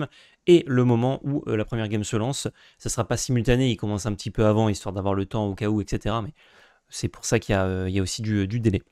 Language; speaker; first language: French; native; French